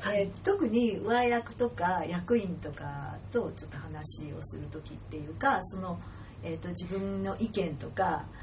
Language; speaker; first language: Japanese; native; Japanese